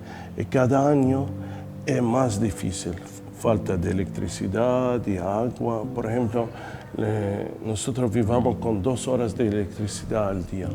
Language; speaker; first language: Spanish; non-native, fluent; Arabic